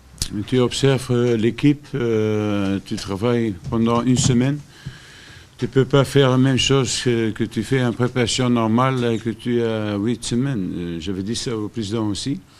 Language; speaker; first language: French; non-native, fluent; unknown